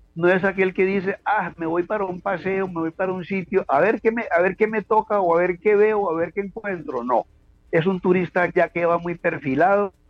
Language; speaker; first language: Spanish; native; Spanish